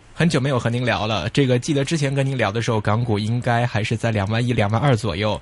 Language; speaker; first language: Chinese; non-native, local second language; Cantonese